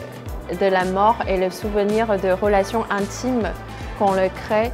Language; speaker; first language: French; non-native, fluent; Chinese